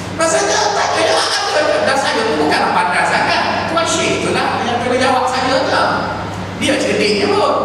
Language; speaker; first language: Malay; native; Malay